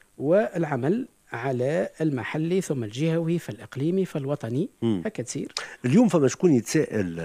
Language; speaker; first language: Arabic; native; Arabic